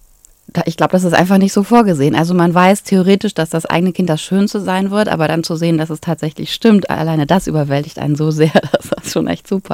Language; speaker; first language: German; native; German